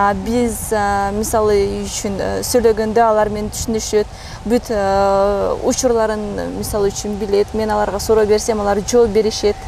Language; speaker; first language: Kyrgyz; early bilingual, other home language; Russian